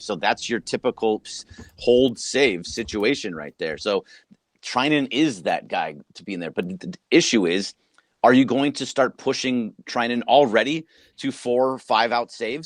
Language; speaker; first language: English; native; English